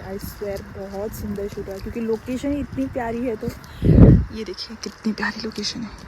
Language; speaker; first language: Hindi; non-native, local second language; Marathi